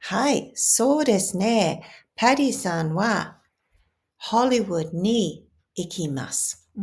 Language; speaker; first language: Japanese; non-native, fluent; English